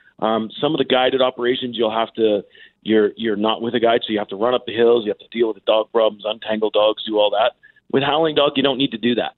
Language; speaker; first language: English; native; English